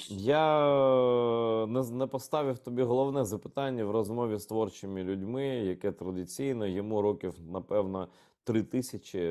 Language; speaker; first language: Ukrainian; non-native, local second language; Crimean Tatar